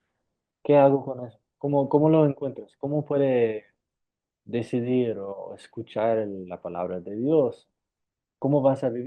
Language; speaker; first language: Spanish; non-native, fluent; English